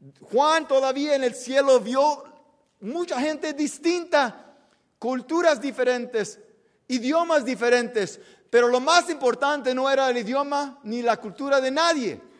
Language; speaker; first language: Spanish; early bilingual, heritage; Spanish